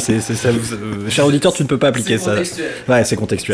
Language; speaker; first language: French; native; French